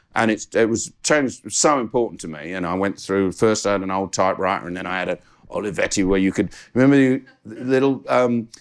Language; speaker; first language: English; native; English